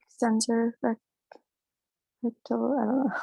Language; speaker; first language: English; native; English